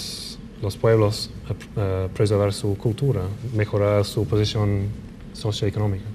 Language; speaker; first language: Spanish; non-native, fluent; English